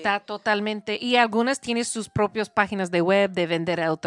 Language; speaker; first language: Spanish; non-native, learner; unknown